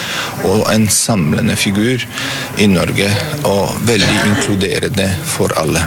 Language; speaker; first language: Norwegian; non-native, fluent; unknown